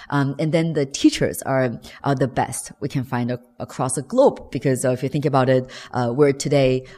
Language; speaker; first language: English; non-native, fluent; Chinese